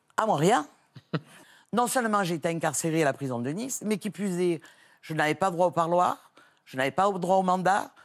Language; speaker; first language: French; native; French